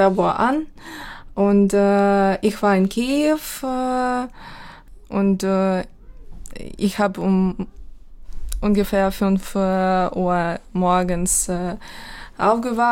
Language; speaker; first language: German; non-native, fluent; Ukrainian